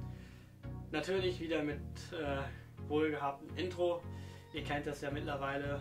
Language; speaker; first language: German; native; German